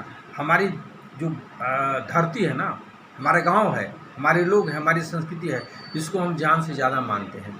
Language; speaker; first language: Hindi; native; Hindi